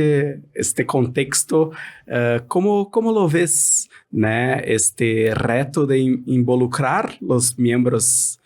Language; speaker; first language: Spanish; non-native, fluent; Portuguese